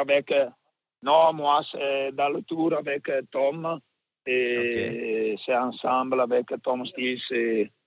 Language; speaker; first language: French; non-native, learner; Italian